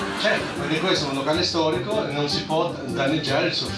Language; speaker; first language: Italian; non-native, fluent; Albanian